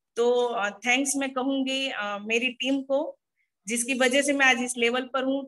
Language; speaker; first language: Hindi; non-native, local second language; Gujarati